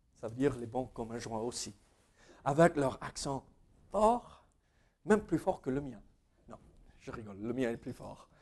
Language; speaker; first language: French; non-native, fluent; English